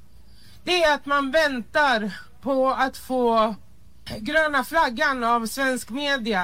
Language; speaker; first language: Swedish; early bilingual, other home language; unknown